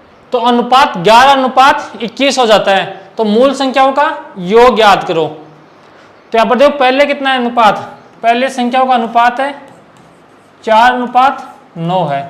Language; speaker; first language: Hindi; native; Hindi